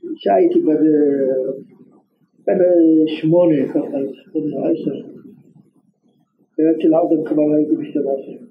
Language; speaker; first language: Hebrew; non-native, fluent; Arabic